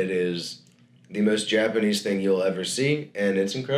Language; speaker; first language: English; native; English